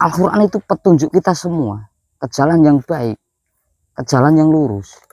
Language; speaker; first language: Indonesian; native; Indonesian